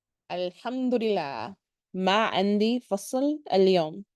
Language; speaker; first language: Arabic; non-native, learner; English